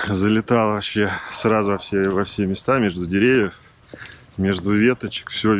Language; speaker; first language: Russian; native; Russian